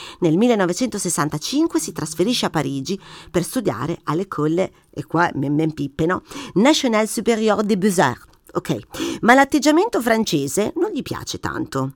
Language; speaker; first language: Italian; native; Italian